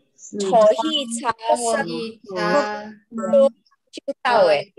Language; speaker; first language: Chinese; non-native, learner; Indonesian